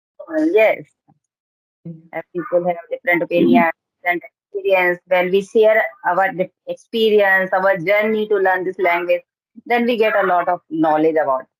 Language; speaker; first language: English; non-native, learner; Hindi